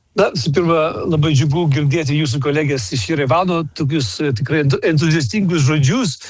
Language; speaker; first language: Lithuanian; native; Lithuanian